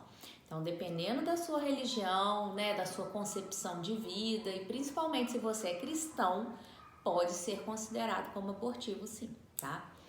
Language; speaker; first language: Portuguese; native; Portuguese